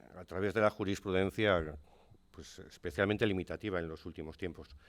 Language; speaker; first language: Spanish; native; Spanish